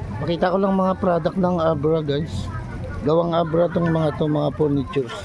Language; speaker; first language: Filipino; non-native, local second language; Iloko